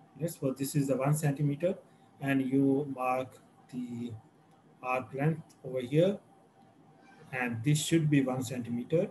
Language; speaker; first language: English; non-native, local second language; Urdu